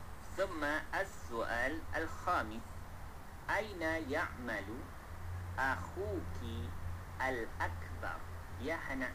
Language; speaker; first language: Arabic; non-native, fluent; Malay